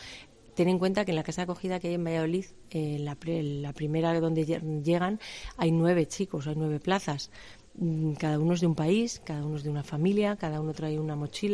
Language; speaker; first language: Spanish; native; Spanish